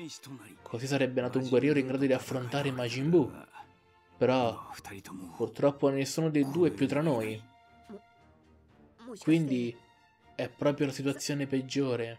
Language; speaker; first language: Italian; native; Italian